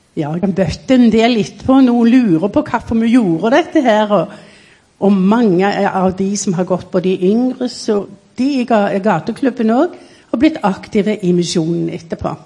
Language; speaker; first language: Norwegian; native; Norwegian